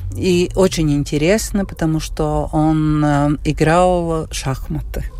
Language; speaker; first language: Russian; non-native, local second language; Latvian